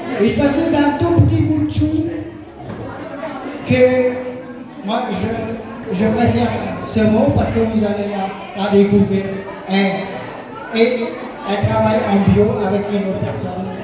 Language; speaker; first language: French; non-native, fluent; Khmer